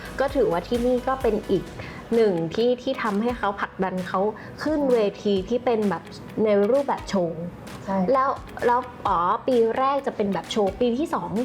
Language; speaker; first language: Thai; native; Thai